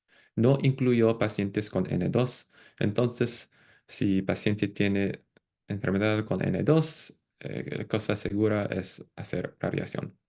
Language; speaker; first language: Spanish; non-native, fluent; English